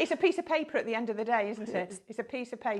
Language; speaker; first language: English; native; English